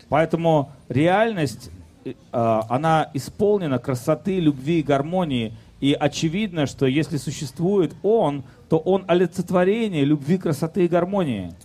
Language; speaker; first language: Russian; native; Russian